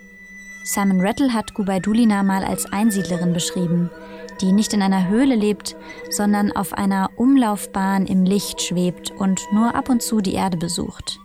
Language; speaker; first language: German; native; German